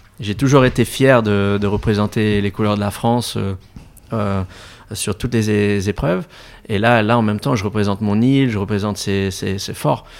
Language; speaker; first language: French; native; French